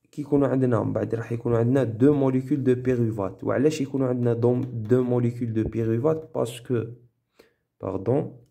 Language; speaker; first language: French; non-native, local second language; Arabic